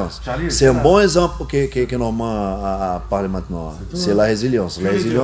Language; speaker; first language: French; non-native, learner; Portuguese